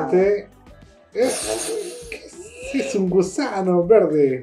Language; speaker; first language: Spanish; native; Spanish